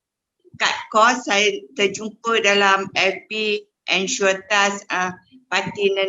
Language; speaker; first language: Malay; native; Malay